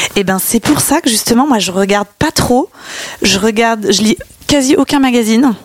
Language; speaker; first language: French; native; French